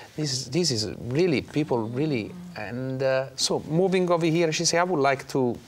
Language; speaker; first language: English; non-native, fluent; Italian